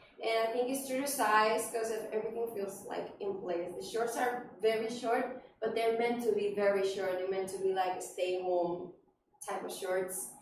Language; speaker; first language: English; non-native, fluent; Spanish